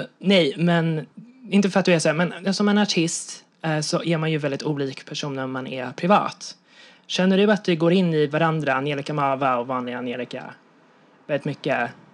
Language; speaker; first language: Swedish; native; Swedish